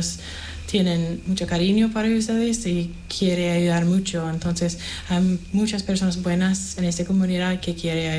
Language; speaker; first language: Spanish; non-native, fluent; English